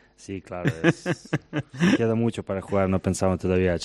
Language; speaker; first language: Spanish; non-native, learner; Serbian